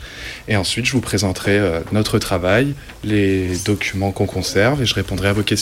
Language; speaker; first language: French; native; French